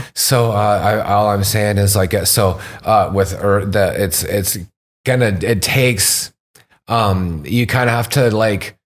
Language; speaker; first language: English; native; English